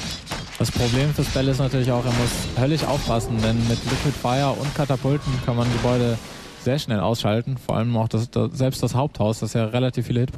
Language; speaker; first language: German; native; German